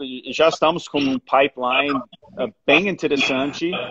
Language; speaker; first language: Portuguese; non-native, fluent; English